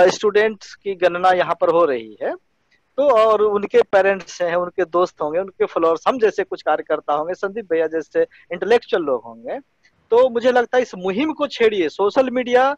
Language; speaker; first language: Hindi; native; Hindi